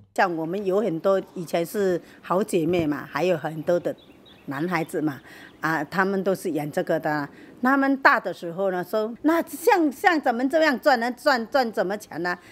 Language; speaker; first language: Chinese; native; Chinese